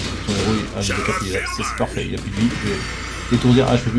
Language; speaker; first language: French; native; French